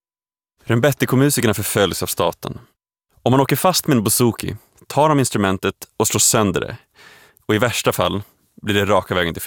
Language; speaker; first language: Swedish; native; Swedish